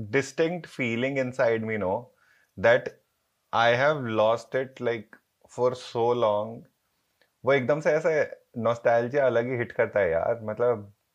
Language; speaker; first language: Hindi; native; Hindi